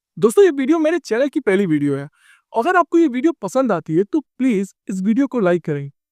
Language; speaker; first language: Hindi; native; Hindi